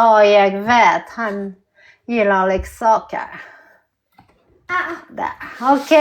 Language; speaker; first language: Swedish; non-native, learner; French